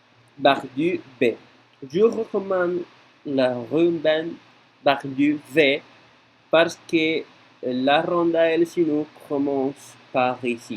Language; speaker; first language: French; non-native, learner; Spanish